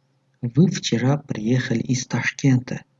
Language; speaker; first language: Russian; non-native, local second language; Tajik